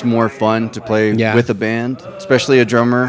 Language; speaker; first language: English; native; English